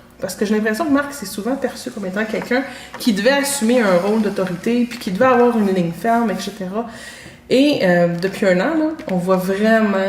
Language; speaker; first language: French; native; French